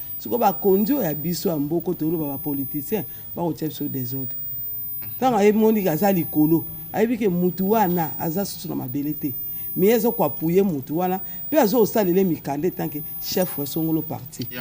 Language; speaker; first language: Lingala; non-native, local second language; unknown